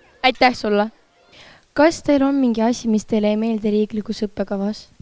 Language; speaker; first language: Estonian; native; Estonian